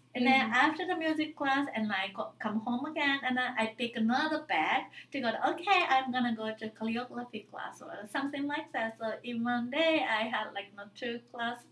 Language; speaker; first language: English; non-native, fluent; Japanese